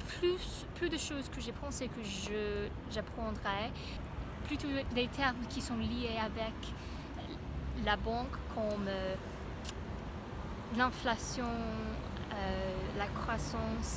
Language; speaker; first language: French; non-native, learner; English